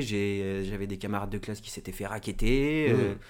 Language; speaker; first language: French; native; French